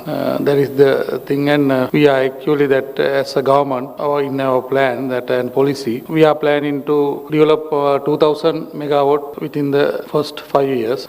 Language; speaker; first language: English; non-native, local second language; Sinhala